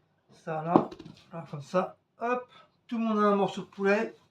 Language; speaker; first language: French; native; French